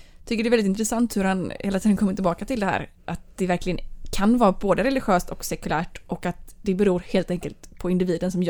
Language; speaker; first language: Swedish; native; Swedish